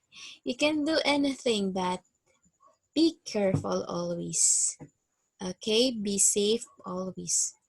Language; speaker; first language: English; non-native, fluent; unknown